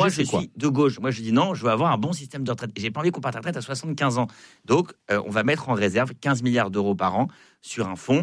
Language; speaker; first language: French; native; French